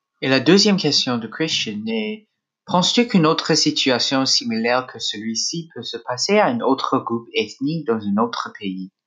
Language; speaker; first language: French; non-native, local second language; English